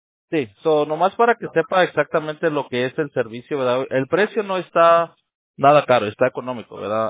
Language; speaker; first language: Spanish; early bilingual, heritage; Spanish